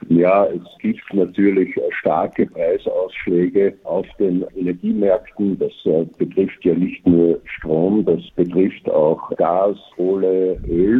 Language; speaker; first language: German; native; German